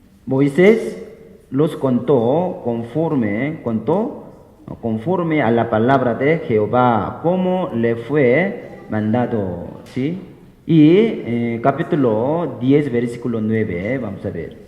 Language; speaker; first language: Spanish; non-native, fluent; Korean